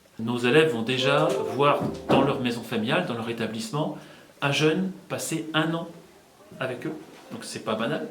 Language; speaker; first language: French; native; French